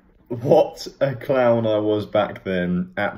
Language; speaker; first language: English; native; English